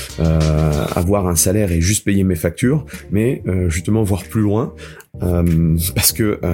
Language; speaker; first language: French; native; French